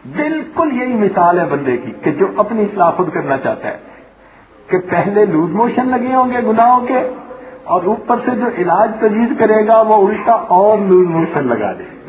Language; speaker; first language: Urdu; non-native, local second language; Punjabi